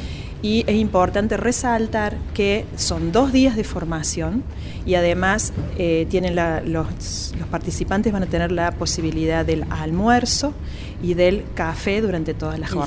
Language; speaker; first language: Spanish; native; Spanish